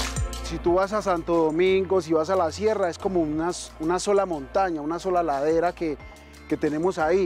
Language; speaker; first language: Spanish; native; Spanish